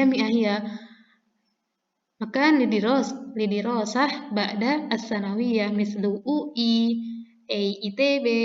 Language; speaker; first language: Arabic; non-native, fluent; Indonesian